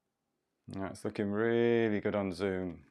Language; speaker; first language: English; native; English